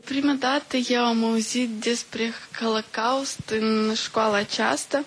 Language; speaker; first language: Romanian; non-native, local second language; Russian